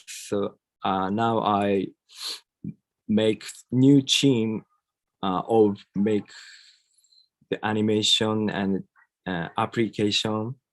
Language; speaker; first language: English; non-native, learner; Japanese